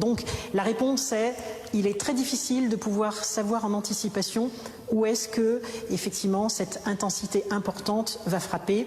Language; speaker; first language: French; native; French